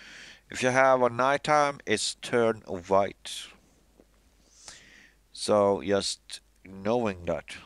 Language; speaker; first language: English; non-native, fluent; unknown